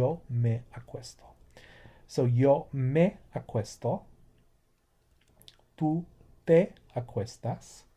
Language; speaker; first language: Spanish; non-native, fluent; English